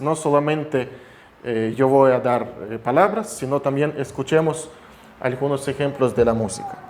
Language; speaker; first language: Spanish; non-native, fluent; Russian